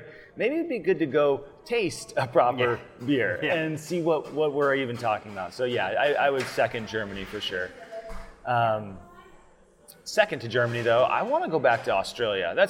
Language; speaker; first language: English; native; English